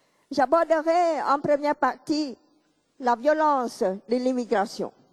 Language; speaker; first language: French; non-native, fluent; Khmer